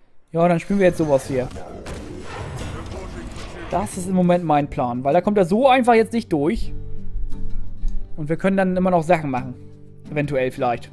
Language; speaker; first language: German; native; German